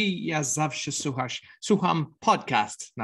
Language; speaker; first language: Polish; non-native, learner; English